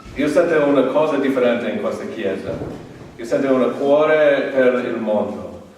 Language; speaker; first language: Italian; non-native, learner; English